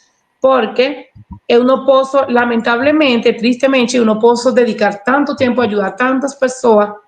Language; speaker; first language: Portuguese; non-native, learner; Spanish